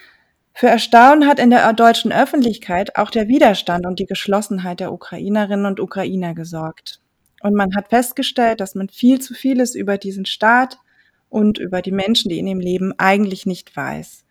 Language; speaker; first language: German; native; German